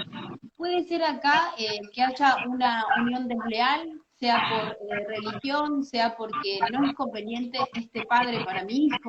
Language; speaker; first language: Spanish; native; Spanish